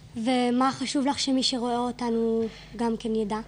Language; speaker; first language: Hebrew; native; Hebrew